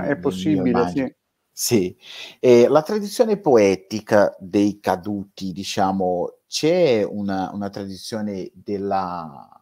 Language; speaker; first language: Italian; non-native, fluent; Portuguese